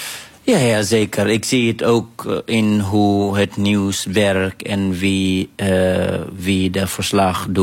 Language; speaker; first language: Dutch; non-native, fluent; Arabic